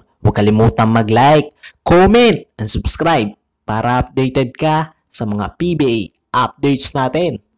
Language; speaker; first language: Filipino; native; Filipino